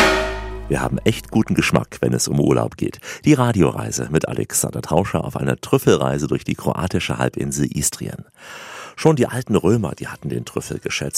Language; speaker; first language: German; native; German